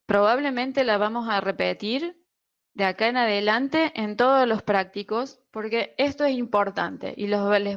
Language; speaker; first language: Spanish; native; Spanish